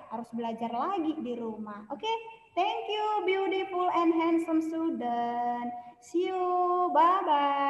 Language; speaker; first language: English; non-native, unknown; Indonesian